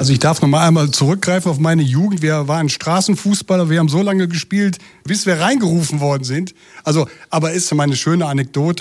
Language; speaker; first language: German; native; German